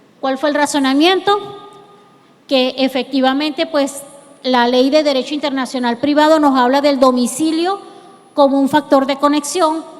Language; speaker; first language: Spanish; native; Spanish